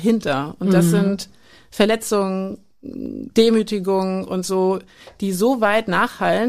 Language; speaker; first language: German; native; German